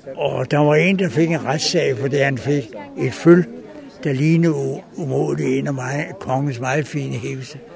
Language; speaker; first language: Danish; native; Danish